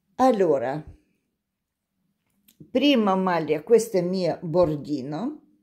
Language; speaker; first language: Italian; non-native, learner; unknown